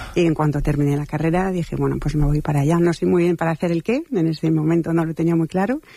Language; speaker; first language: Spanish; non-native, fluent; French